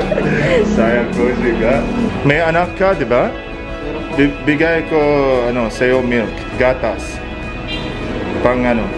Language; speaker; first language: Filipino; non-native, learner; Arabic